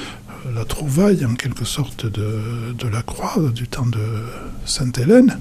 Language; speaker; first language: French; native; French